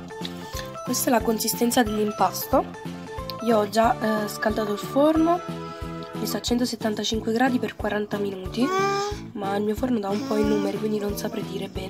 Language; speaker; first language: Italian; native; Italian